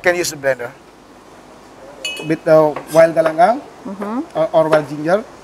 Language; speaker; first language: English; non-native, learner; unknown